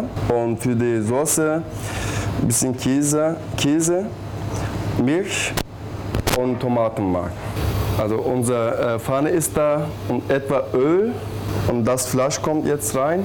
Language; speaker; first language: German; non-native, learner; Turkish